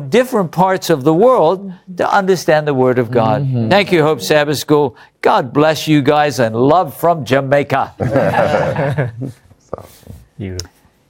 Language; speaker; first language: English; native; English